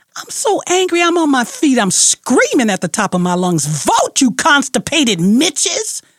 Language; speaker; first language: English; native; English